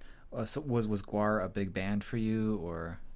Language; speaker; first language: English; native; English